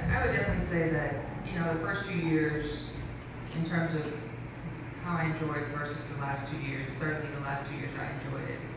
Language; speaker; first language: English; native; English